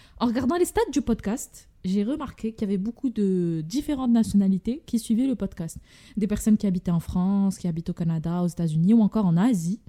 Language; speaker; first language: French; non-native, local second language; Arabic